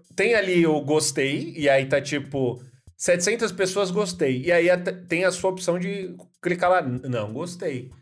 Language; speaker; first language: Portuguese; native; Portuguese